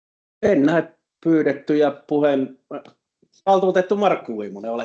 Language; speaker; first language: Finnish; native; Finnish